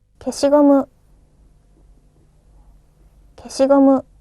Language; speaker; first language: Japanese; non-native, learner; Thai